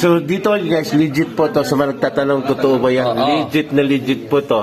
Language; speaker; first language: Filipino; native; Filipino